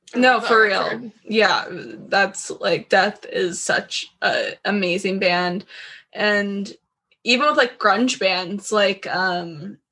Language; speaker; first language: English; native; English